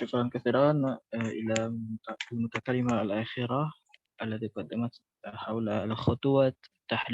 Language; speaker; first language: Arabic; non-native, learner; Indonesian